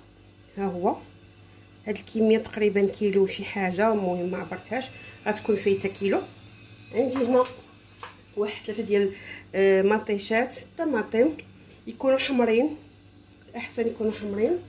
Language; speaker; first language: Arabic; native; Arabic